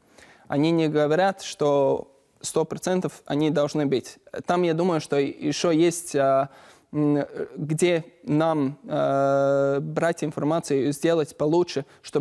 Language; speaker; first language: Russian; non-native, learner; Latvian